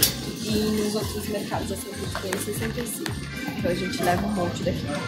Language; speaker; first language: Portuguese; native; Portuguese